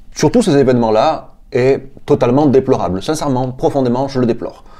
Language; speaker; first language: French; native; French